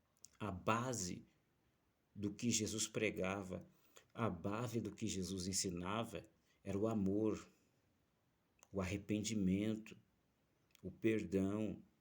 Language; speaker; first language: Portuguese; native; Portuguese